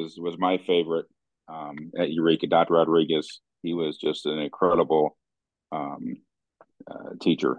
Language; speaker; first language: English; native; English